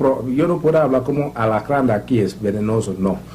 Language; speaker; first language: Spanish; non-native, learner; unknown